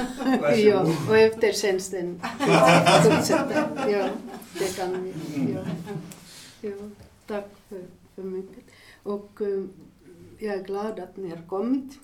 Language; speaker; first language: Swedish; non-native, fluent; Finnish